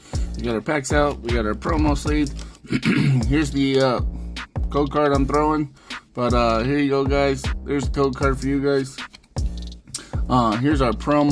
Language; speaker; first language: English; native; English